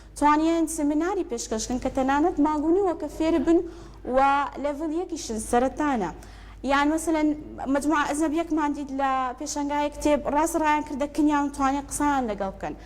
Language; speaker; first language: Central Kurdish; early bilingual, heritage; Central Kurdish